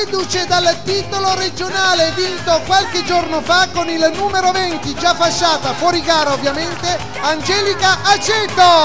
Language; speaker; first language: Italian; native; Italian